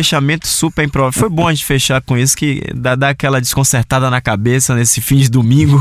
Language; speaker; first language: Portuguese; native; Portuguese